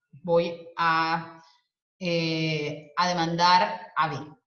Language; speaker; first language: Spanish; native; Spanish